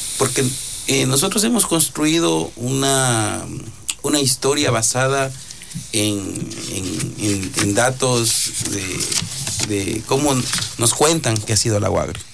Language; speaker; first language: Spanish; native; Spanish